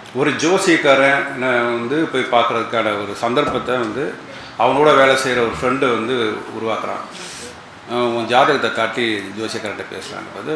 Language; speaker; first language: Tamil; native; Tamil